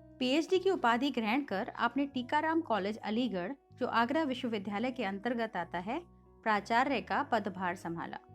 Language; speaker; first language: Hindi; native; Hindi